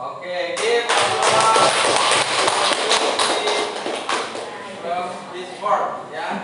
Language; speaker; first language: English; non-native, fluent; Indonesian